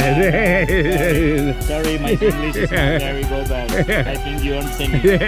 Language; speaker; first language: English; non-native, learner; Spanish